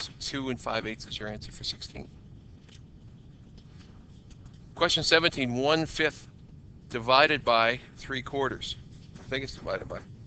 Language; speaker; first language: English; native; English